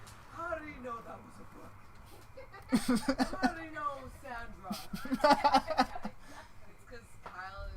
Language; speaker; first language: English; native; English